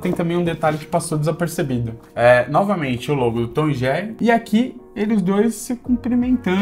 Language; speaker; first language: Portuguese; native; Portuguese